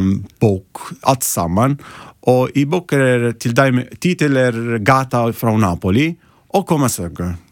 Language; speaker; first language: Icelandic; non-native, learner; Italian